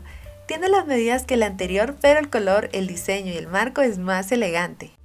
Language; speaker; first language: Spanish; native; Spanish